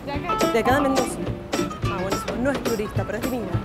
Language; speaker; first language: Spanish; native; Spanish